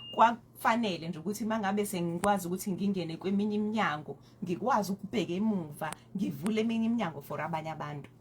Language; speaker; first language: Zulu; native; Zulu